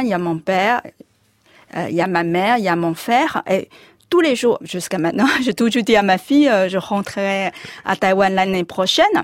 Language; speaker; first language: French; non-native, fluent; Chinese